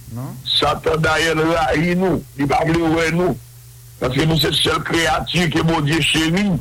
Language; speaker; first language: French; non-native, local second language; Haitian Creole